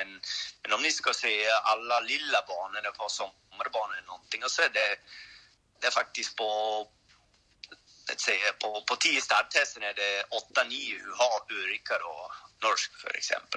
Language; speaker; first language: Swedish; non-native, learner; French